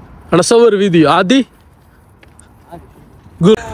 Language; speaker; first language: Arabic; non-native, learner; Tamil